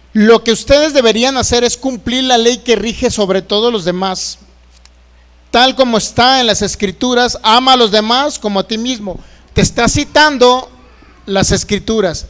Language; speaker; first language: Spanish; native; Spanish